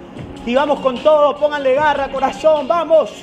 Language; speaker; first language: Spanish; early bilingual, heritage; Spanish